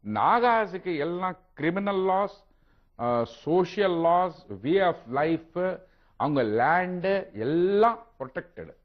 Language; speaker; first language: Tamil; non-native, local second language; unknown